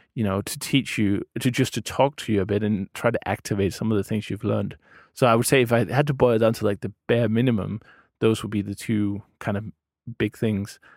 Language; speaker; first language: English; non-native, fluent; Danish